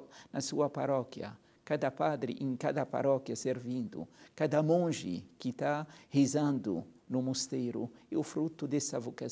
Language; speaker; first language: Portuguese; non-native, fluent; Arabic